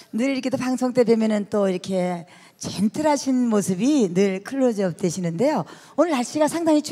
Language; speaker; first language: Korean; native; Korean